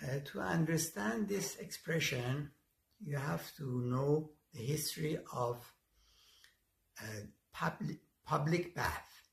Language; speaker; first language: English; non-native, fluent; Persian